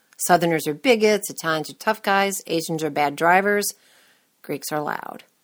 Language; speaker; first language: English; native; English